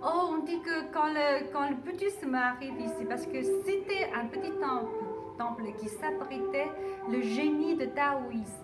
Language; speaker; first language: French; non-native, fluent; Chinese